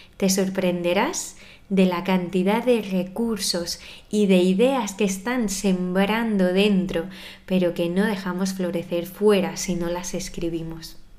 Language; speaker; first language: Spanish; native; Spanish